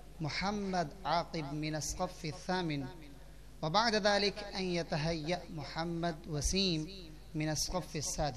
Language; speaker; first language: Arabic; non-native, learner; Urdu